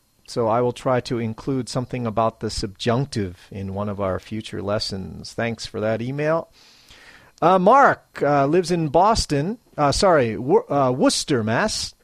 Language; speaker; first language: English; native; English